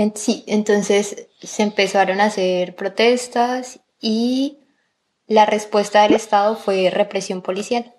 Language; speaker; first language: Spanish; native; Spanish